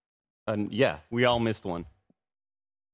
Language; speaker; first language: English; native; English